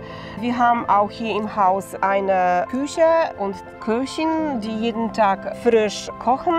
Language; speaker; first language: German; non-native, fluent; Polish